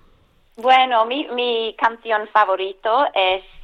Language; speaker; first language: Spanish; non-native, fluent; English